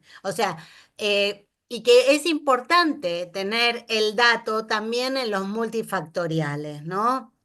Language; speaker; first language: Spanish; native; Spanish